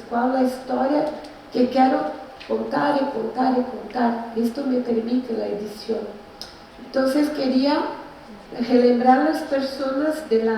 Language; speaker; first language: Spanish; non-native, learner; Portuguese